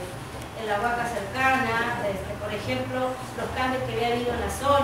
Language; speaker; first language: Spanish; native; Spanish